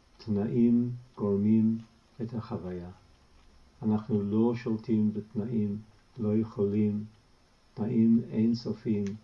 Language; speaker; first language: Hebrew; non-native, fluent; English